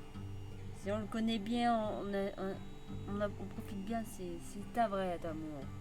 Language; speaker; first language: French; native; French